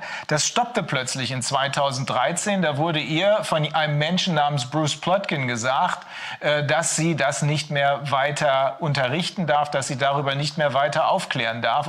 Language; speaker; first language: German; native; German